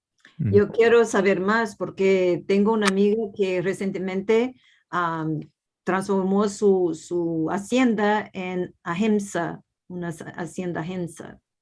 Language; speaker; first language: Spanish; non-native, fluent; Portuguese